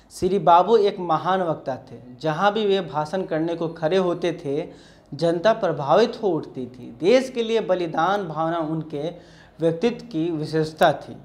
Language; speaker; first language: Hindi; native; Hindi